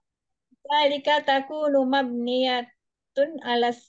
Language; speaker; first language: Arabic; non-native, learner; Indonesian